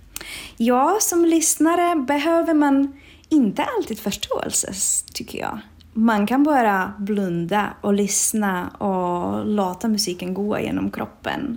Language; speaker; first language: Swedish; non-native, fluent; Czech